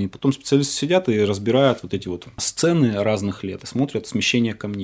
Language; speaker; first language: Russian; native; Russian